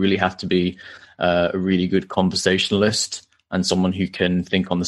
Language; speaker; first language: English; native; English